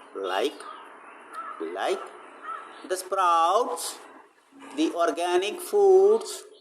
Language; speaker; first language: English; non-native, local second language; Malayalam